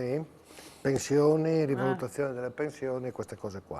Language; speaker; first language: Italian; native; Italian